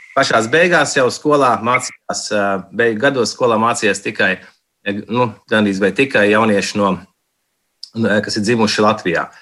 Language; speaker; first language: Latvian; early bilingual, heritage; Latvian